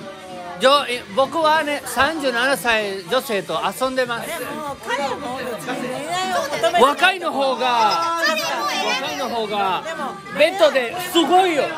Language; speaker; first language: Spanish; native; Spanish